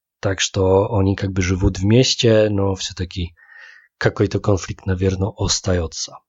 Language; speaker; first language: Polish; non-native, learner; Russian